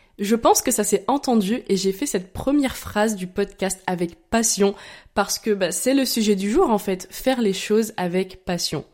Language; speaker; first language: French; native; French